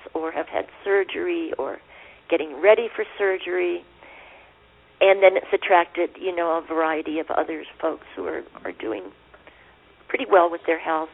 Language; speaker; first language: English; native; English